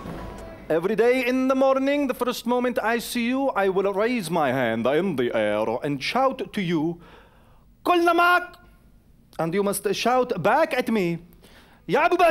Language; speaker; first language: English; non-native, fluent; Hebrew